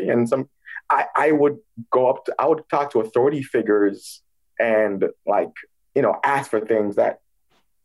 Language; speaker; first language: English; native; English